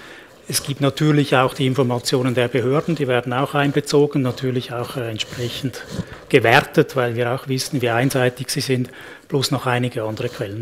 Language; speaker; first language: German; native; German